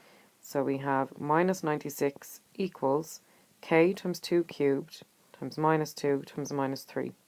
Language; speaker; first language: English; native; English